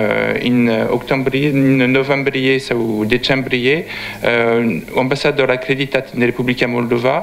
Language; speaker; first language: Romanian; non-native, learner; French